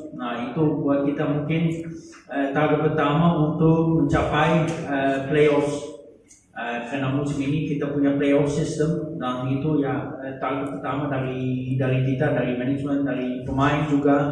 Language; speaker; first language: Indonesian; non-native, fluent; Dutch